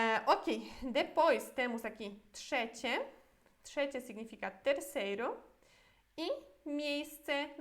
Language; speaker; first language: Portuguese; non-native, fluent; Polish